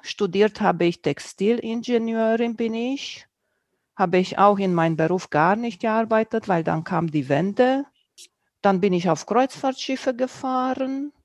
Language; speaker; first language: German; non-native, fluent; Romanian